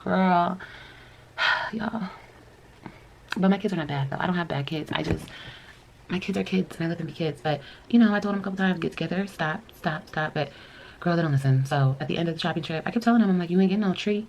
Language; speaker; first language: English; native; English